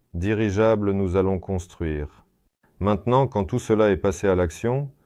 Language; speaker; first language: French; non-native, fluent; Russian